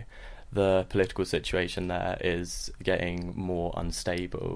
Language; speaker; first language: English; native; English